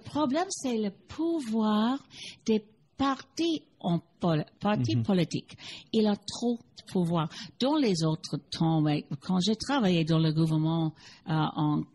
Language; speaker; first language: French; non-native, learner; English